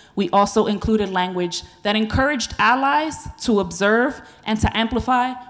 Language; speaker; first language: English; native; English